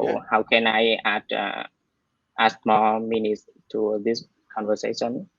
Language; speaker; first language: English; non-native, learner; Vietnamese